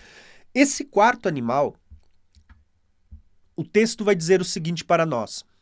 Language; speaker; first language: Portuguese; native; Portuguese